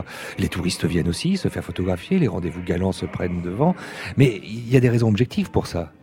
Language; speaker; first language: French; native; French